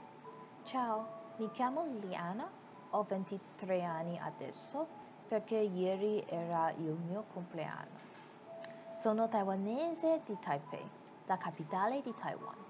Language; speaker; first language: Italian; non-native, learner; Chinese